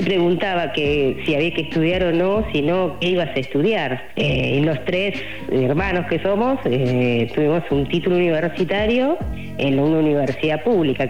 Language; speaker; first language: Spanish; native; Spanish